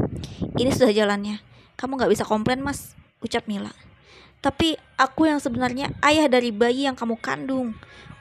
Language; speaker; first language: Indonesian; native; Indonesian